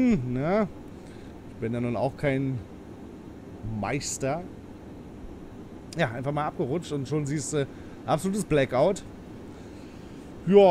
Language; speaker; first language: German; native; German